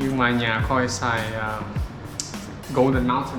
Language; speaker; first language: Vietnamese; early bilingual, heritage; Vietnamese